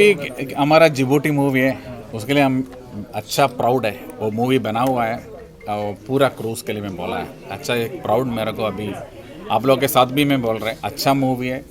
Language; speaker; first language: Hindi; non-native, local second language; Malayalam